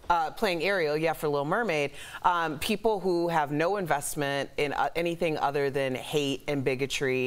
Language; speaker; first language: English; native; English